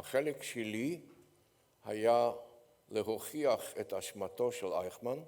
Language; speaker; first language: Hebrew; non-native, fluent; Polish